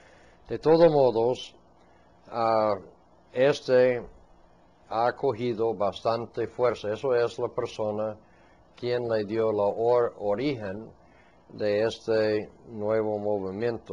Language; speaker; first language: Spanish; non-native, fluent; English